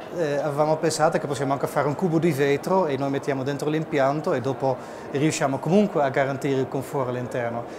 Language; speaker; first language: Italian; non-native, fluent; Dutch